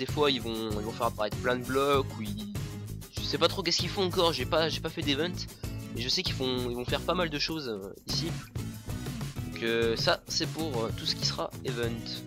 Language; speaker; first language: French; native; French